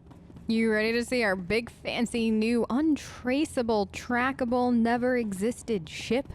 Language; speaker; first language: English; native; English